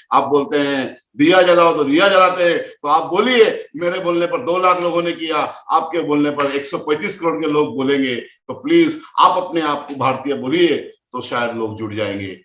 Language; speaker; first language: Hindi; non-native, local second language; Konkani